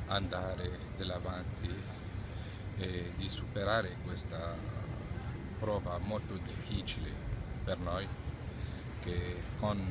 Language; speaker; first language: Italian; non-native, fluent; Arabic